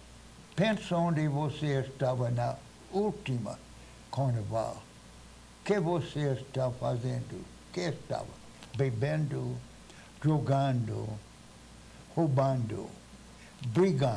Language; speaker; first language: Portuguese; non-native, fluent; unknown